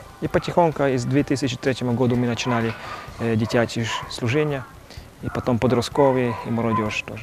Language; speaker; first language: Russian; non-native, local second language; Romany